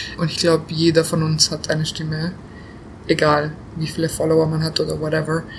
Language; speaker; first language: German; early bilingual, other home language; Bosnian